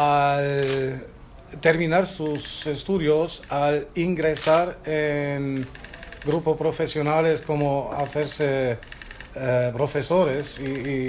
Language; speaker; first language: Spanish; non-native, fluent; German